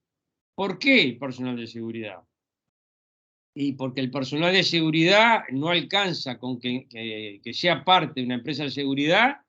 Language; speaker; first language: Spanish; native; Spanish